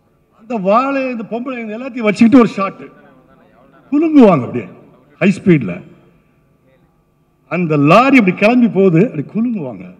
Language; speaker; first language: Tamil; native; Tamil